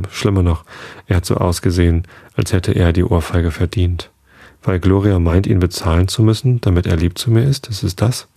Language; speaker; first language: German; native; German